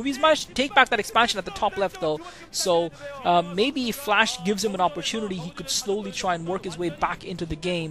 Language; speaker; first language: English; native; English